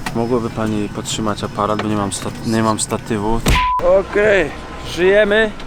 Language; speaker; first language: Polish; early bilingual, heritage; Polish